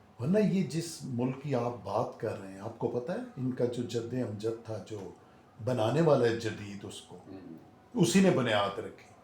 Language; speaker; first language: Urdu; non-native, local second language; Punjabi